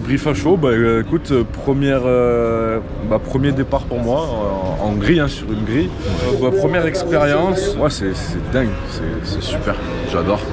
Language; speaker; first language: French; native; French